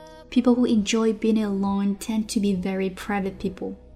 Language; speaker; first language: English; non-native, fluent; Chinese